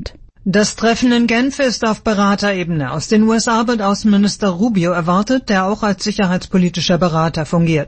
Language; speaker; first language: German; native; German